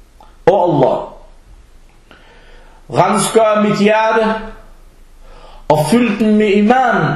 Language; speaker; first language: Danish; early bilingual, other home language; Arabic